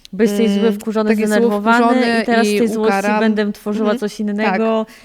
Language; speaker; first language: Polish; native; Polish